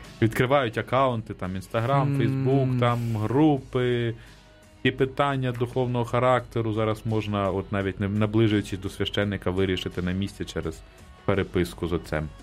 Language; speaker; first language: Ukrainian; native; Ukrainian